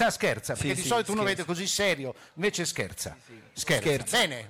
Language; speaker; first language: Italian; native; Italian